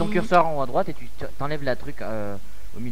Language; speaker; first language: French; native; French